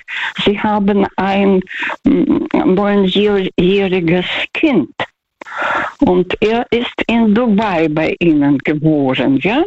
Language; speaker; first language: German; non-native, fluent; Russian